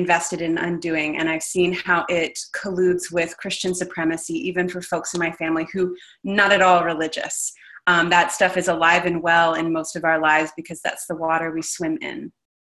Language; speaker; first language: English; native; English